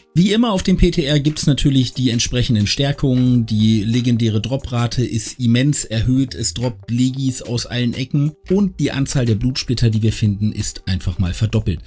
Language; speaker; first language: German; native; German